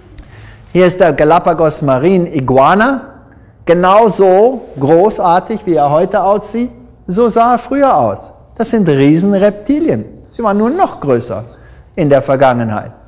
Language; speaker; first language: German; non-native, fluent; English